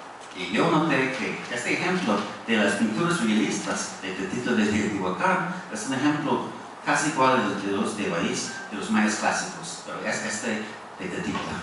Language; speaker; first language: Spanish; non-native, fluent; English